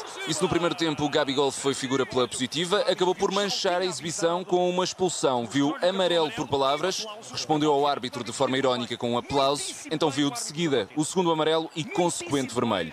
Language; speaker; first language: Portuguese; native; Portuguese